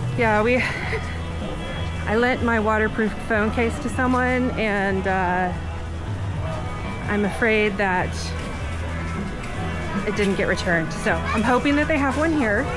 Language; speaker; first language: English; native; English